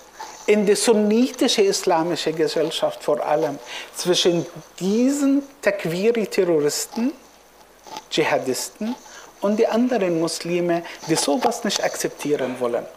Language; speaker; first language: German; non-native, fluent; Arabic